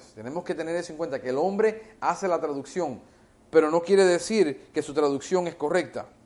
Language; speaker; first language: Spanish; early bilingual, heritage; Spanish